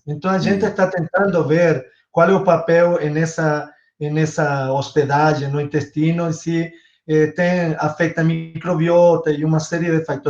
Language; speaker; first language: Portuguese; non-native, fluent; Spanish